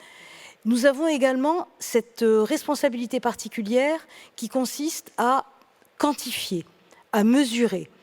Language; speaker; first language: French; native; French